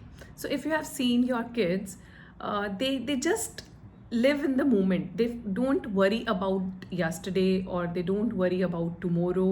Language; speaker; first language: English; non-native, local second language; Hindi